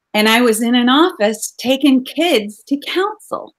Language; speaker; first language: English; native; English